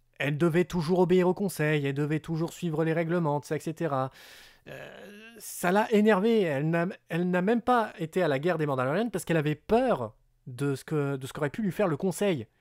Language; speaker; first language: French; native; French